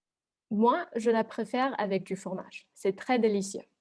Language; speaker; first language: French; non-native, learner; Spanish